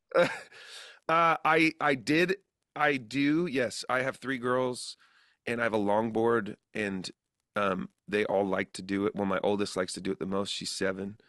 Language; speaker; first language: English; native; English